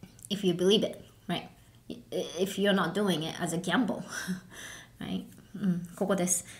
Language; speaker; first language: English; non-native, fluent; Japanese